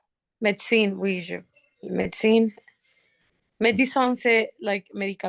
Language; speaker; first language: French; non-native, learner; Spanish